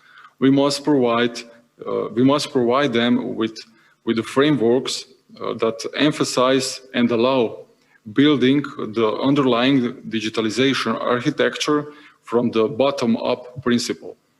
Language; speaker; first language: English; non-native, fluent; Slovenian